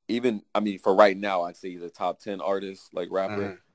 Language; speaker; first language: English; native; English